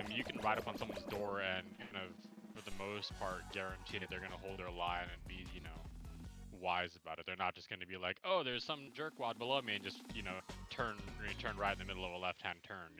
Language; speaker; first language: English; native; English